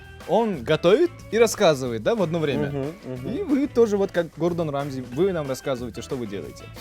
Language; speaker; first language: Russian; native; Russian